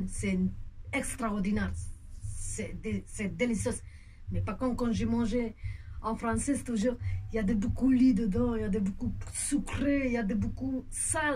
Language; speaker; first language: French; non-native, local second language; Romanian